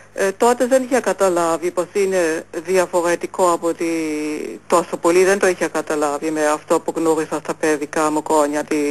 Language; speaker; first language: Greek; non-native, fluent; German